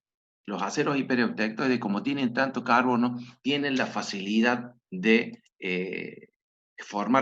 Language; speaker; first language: Spanish; native; Spanish